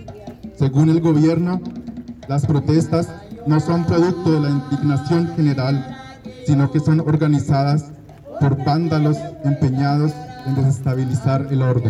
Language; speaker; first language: Spanish; native; Spanish